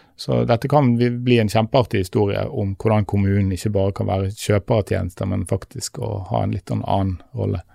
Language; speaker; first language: Norwegian; native; Norwegian